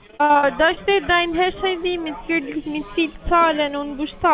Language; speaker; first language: German; non-native, learner; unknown